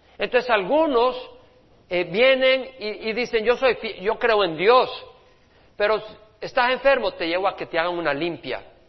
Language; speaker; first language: Spanish; native; Spanish